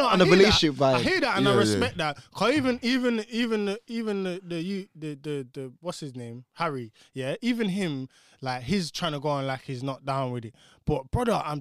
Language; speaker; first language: English; native; English